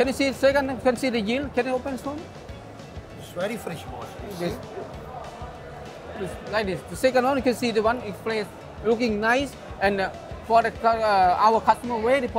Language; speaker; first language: English; non-native, learner; Thai